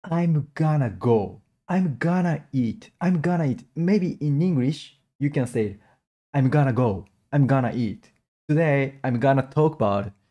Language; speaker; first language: English; non-native, learner; Japanese